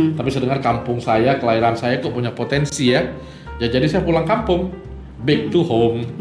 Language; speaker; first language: Indonesian; native; Indonesian